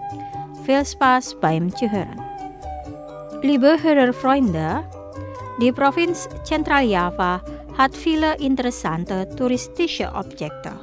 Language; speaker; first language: German; non-native, learner; Indonesian